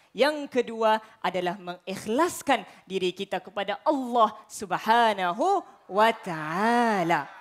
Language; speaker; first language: Malay; native; Malay